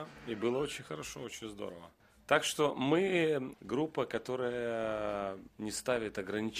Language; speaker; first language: Russian; non-native, local second language; Romanian